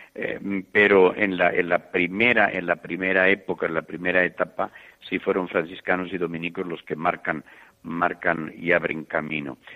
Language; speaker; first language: Spanish; native; Spanish